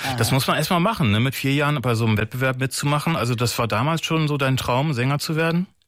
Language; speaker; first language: German; native; German